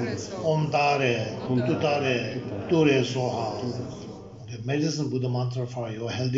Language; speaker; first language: Russian; non-native, learner; Tibetan